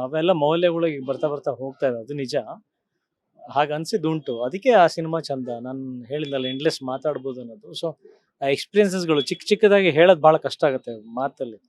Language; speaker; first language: Kannada; native; Kannada